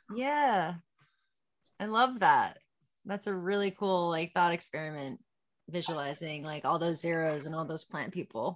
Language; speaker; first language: English; native; English